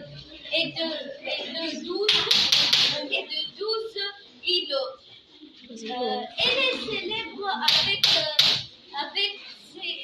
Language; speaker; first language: French; non-native, learner; Arabic